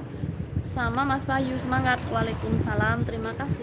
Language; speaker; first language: Indonesian; non-native, fluent; Spanish